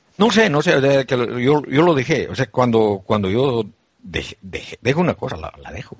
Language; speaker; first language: Spanish; native; Spanish